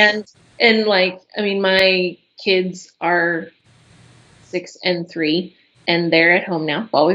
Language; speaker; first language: English; native; English